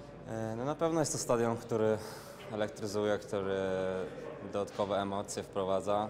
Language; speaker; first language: Polish; native; Polish